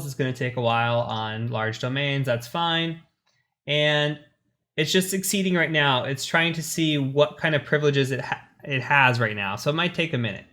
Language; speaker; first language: English; native; English